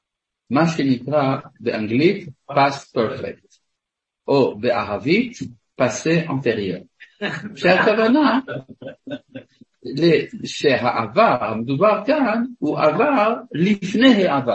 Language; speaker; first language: Hebrew; non-native, fluent; French